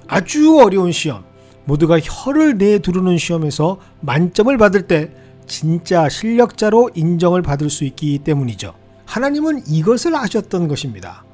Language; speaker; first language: Korean; native; Korean